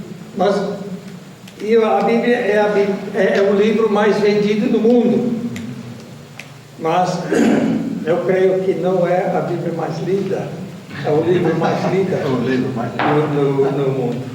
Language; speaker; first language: Portuguese; non-native, fluent; English